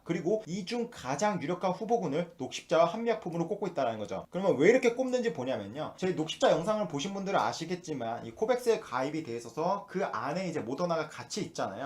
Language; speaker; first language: Korean; native; Korean